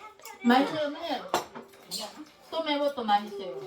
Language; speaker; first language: Korean; non-native, learner; Filipino